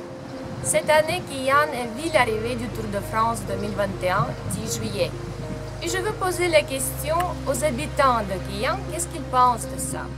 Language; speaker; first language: French; non-native, fluent; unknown